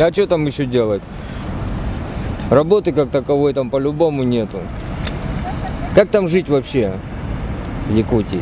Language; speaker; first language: Russian; native; Russian